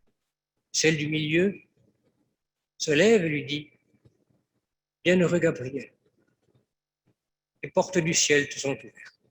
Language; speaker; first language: French; native; French